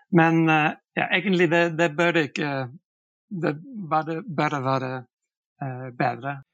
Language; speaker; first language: Norwegian; non-native, fluent; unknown